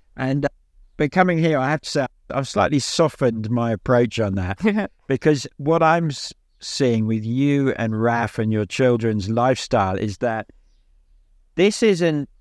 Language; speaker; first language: English; native; English